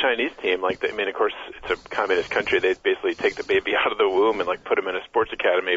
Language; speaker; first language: English; native; English